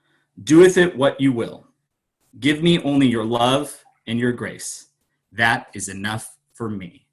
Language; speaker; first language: English; native; English